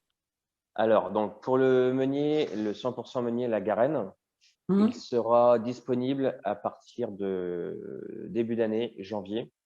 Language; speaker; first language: French; native; French